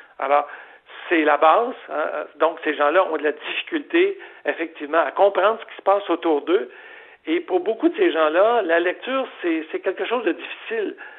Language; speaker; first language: French; native; French